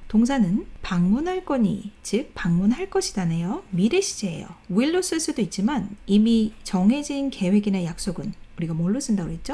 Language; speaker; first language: Korean; native; Korean